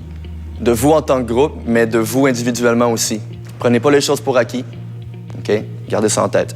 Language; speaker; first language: French; native; French